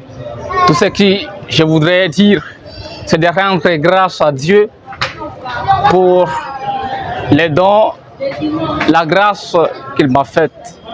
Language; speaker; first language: French; non-native, fluent; Portuguese